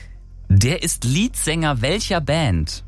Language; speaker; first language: German; native; German